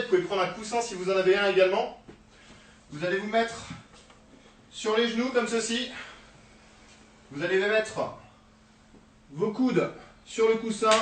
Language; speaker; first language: French; native; French